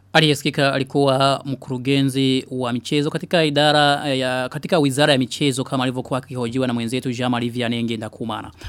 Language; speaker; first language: Swahili; non-native, local second language; Rundi